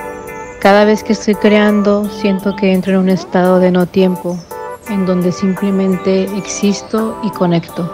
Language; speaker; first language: Spanish; native; Spanish